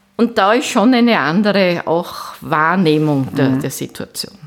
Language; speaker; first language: German; native; German